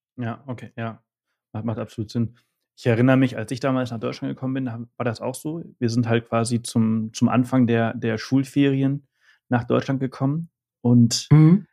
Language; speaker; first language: German; early bilingual, heritage; German